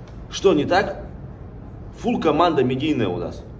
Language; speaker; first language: Russian; native; Russian